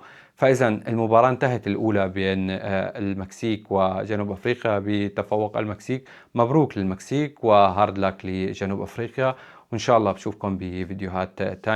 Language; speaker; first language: Arabic; native; Arabic